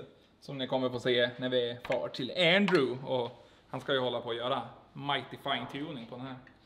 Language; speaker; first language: Swedish; native; Swedish